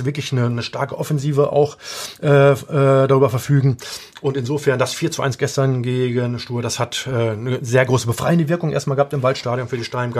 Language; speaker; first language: German; native; German